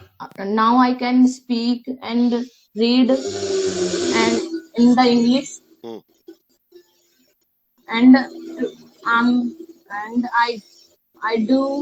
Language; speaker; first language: English; non-native, learner; Hindi